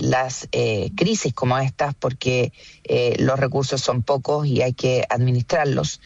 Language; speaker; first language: Spanish; native; Spanish